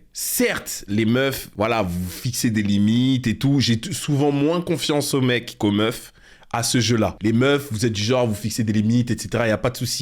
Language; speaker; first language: French; native; French